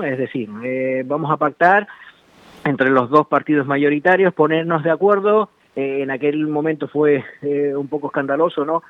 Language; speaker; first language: Spanish; native; Spanish